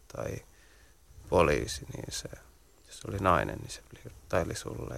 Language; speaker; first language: Finnish; early bilingual, other home language; Central Kurdish